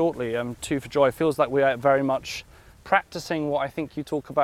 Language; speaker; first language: English; native; English